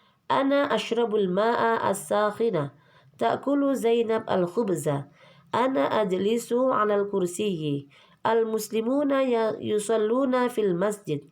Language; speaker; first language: Arabic; non-native, fluent; Indonesian